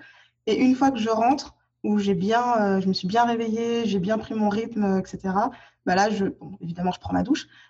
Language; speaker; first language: French; native; French